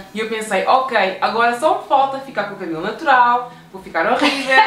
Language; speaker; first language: Portuguese; native; Portuguese